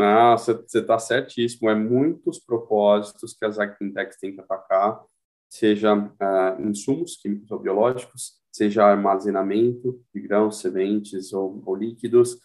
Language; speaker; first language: Portuguese; native; Portuguese